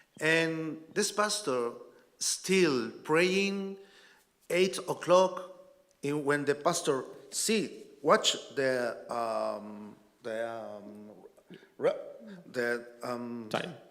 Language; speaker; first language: English; non-native, learner; Spanish